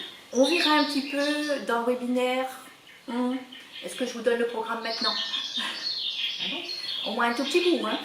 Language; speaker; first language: French; native; French